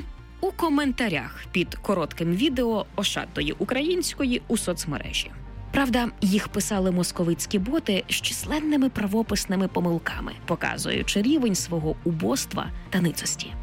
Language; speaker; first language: Ukrainian; native; Ukrainian